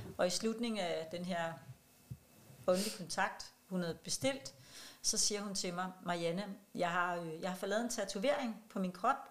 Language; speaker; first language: Danish; non-native, local second language; Kalaallisut